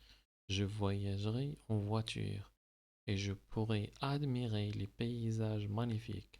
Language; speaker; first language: French; non-native, local second language; Arabic